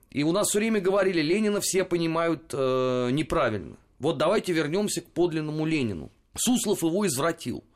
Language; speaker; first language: Russian; native; Russian